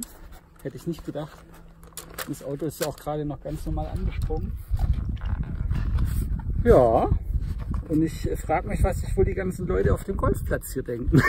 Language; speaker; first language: German; native; German